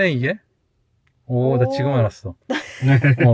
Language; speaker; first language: Korean; native; Korean